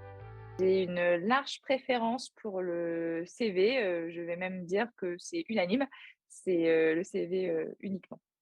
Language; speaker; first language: French; native; French